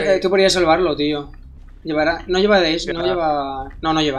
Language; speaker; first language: Spanish; native; Spanish